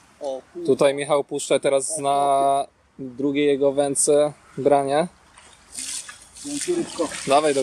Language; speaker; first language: Polish; native; Polish